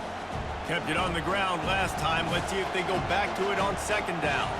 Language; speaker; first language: English; native; English